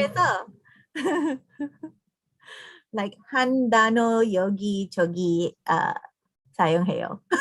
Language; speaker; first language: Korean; non-native, learner; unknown